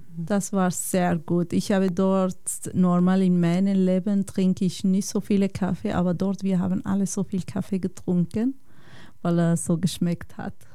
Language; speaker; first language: German; non-native, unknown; Bosnian